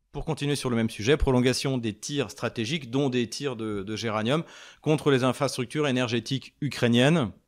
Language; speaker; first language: French; native; French